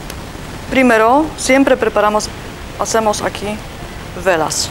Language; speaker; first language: Spanish; non-native, learner; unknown